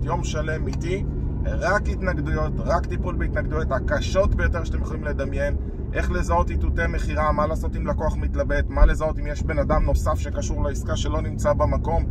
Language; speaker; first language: Hebrew; native; Hebrew